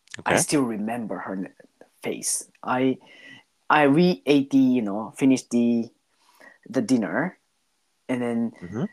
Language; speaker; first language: English; non-native, learner; Japanese